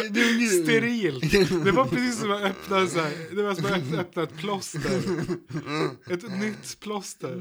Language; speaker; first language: Swedish; native; Swedish